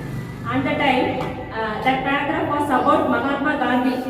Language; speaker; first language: English; non-native, learner; Tamil